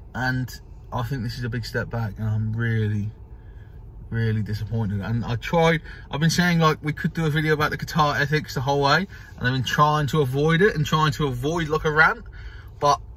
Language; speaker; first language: English; native; English